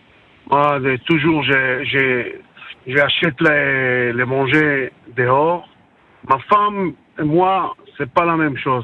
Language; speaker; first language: French; non-native, learner; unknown